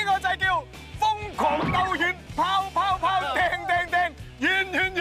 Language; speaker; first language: Chinese; non-native, local second language; Cantonese